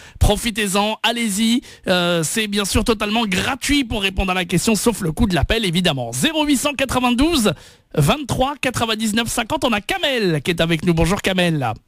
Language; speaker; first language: French; native; French